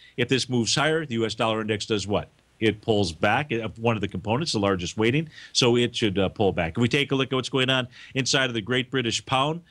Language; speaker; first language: English; native; English